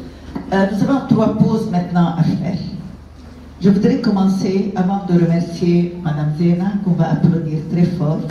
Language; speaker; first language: French; non-native, local second language; Arabic